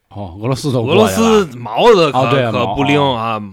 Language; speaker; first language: Chinese; native; Chinese